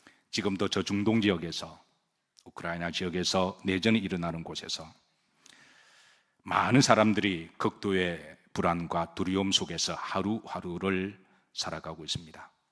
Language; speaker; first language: Korean; native; Korean